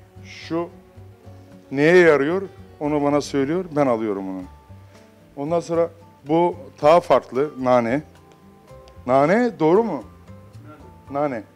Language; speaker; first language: Turkish; non-native, learner; Arabic